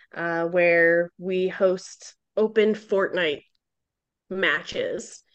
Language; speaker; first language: English; native; English